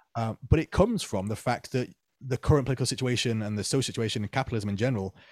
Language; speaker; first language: English; native; English